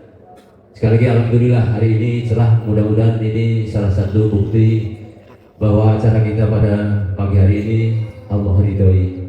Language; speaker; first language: Indonesian; native; Indonesian